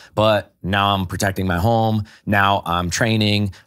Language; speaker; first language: English; native; English